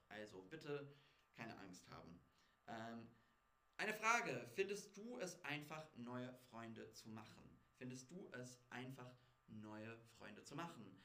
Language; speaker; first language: German; non-native, fluent; English